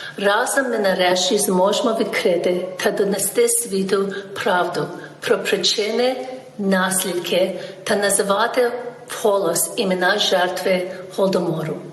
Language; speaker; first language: Ukrainian; early bilingual, heritage; Ukrainian